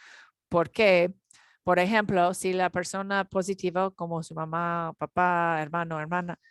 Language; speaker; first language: Spanish; non-native, learner; English